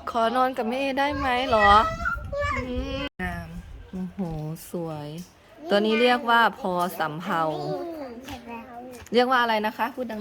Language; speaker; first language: Thai; native; Thai